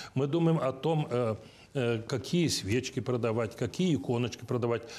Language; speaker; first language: Russian; non-native, local second language; Romanian